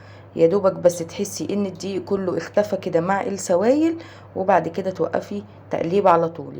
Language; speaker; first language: Arabic; native; Arabic